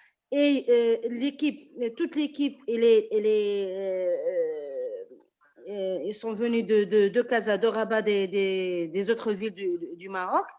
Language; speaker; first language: French; non-native, local second language; Arabic